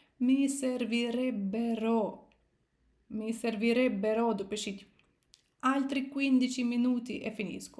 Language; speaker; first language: Italian; non-native, fluent; Ukrainian